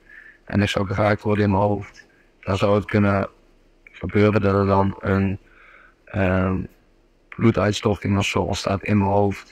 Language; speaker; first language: Dutch; native; Dutch